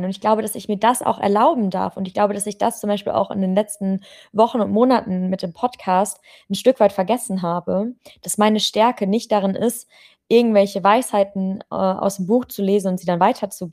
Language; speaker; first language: German; native; German